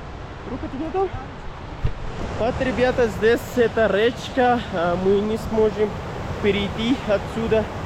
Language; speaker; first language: Russian; non-native, learner; Urdu